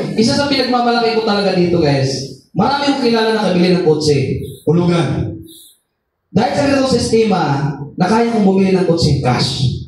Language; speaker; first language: Filipino; non-native, local second language; Masbatenyo